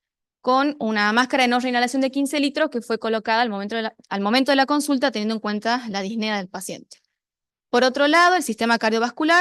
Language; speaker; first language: Spanish; native; Spanish